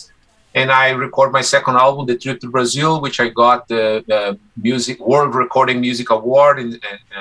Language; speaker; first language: English; non-native, fluent; Portuguese